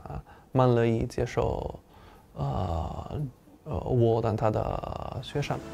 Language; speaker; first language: Chinese; non-native, fluent; Italian